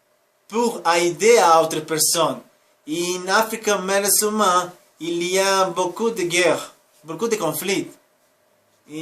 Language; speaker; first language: French; non-native, learner; Spanish